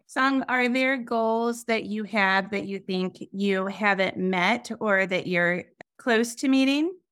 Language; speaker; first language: English; native; English